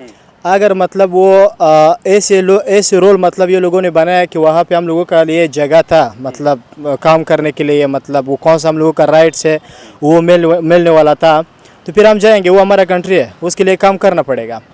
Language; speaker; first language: Hindi; non-native, fluent; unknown